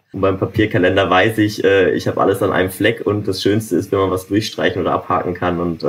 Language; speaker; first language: German; native; German